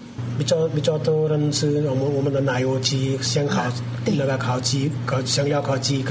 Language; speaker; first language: Chinese; non-native, learner; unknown